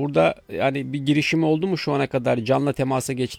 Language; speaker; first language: Turkish; native; Turkish